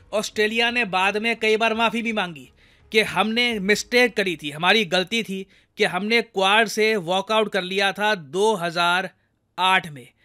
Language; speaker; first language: Hindi; native; Hindi